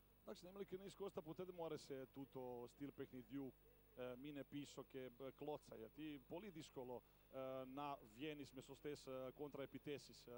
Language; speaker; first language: Greek; non-native, fluent; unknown